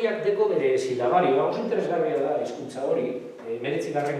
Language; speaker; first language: Basque; native; Basque